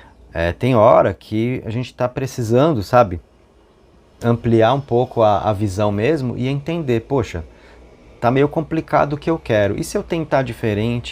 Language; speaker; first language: Portuguese; native; Portuguese